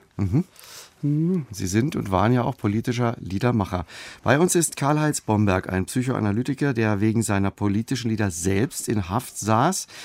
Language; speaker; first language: German; native; German